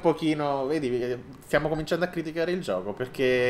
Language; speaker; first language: Italian; native; Italian